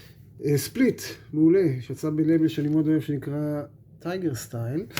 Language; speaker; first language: Hebrew; native; Hebrew